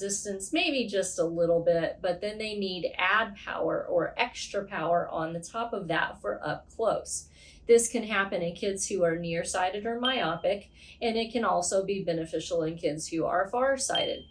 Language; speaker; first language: English; native; English